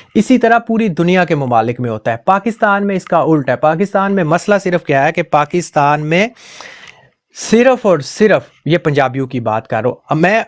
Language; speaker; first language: Urdu; non-native, local second language; Punjabi